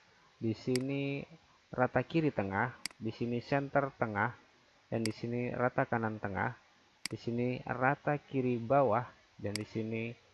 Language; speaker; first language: Indonesian; native; Indonesian